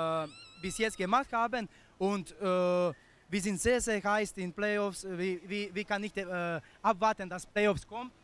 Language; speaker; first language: German; non-native, fluent; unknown